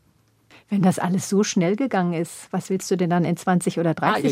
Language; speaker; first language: German; native; German